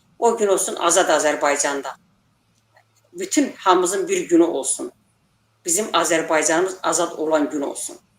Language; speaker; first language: Azerbaijani; native; Azerbaijani